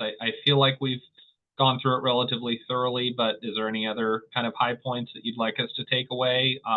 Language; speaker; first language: English; native; English